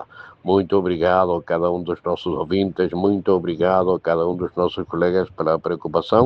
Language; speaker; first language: Portuguese; early bilingual, heritage; Spanish